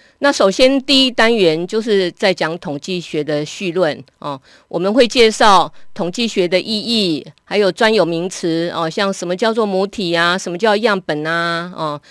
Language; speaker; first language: Chinese; native; Chinese